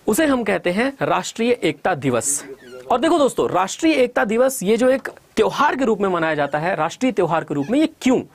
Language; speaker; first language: Hindi; native; Hindi